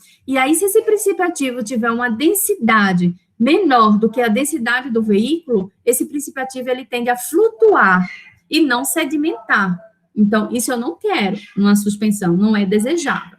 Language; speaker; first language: Portuguese; native; Portuguese